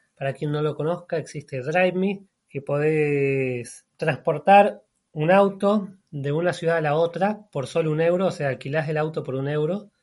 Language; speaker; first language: Spanish; native; Spanish